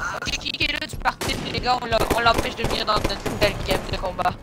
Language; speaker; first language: French; native; French